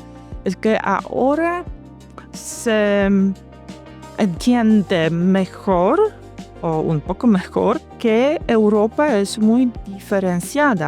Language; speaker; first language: Spanish; non-native, fluent; Polish